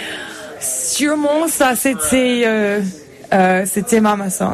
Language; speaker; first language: French; non-native, fluent; English